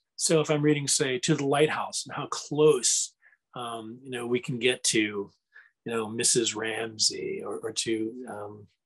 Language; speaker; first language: English; native; English